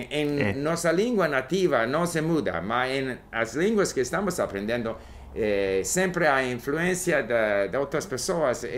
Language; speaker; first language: Portuguese; non-native, learner; English